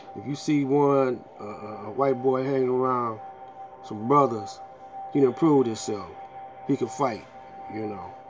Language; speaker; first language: English; native; English